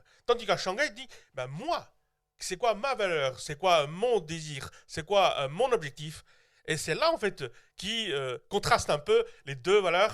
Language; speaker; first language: French; non-native, fluent; Chinese